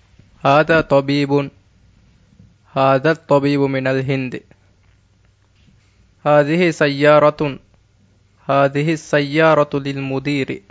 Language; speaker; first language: Arabic; non-native, learner; Divehi